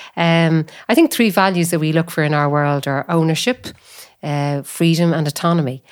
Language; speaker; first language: English; native; English